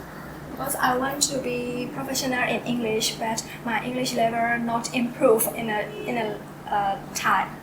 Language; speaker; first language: English; non-native, learner; Burmese